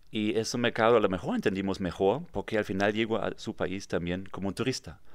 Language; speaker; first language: Spanish; non-native, fluent; German